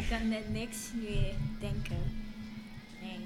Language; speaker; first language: Dutch; non-native, fluent; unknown